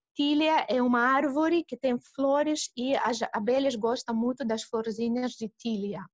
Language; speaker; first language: Portuguese; non-native, fluent; Russian